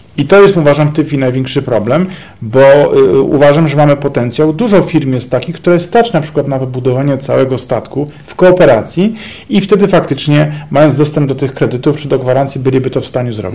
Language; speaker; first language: Polish; native; Polish